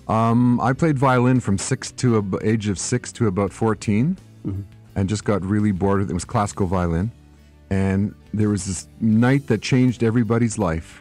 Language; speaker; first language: English; native; English